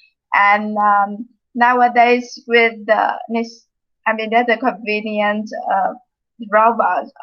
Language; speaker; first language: English; non-native, fluent; Vietnamese